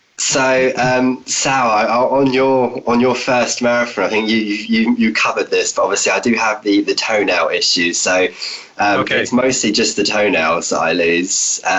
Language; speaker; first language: English; native; English